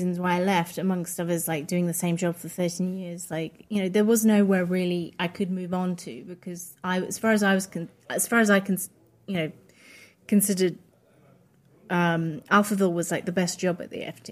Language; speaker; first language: English; non-native, local second language; Polish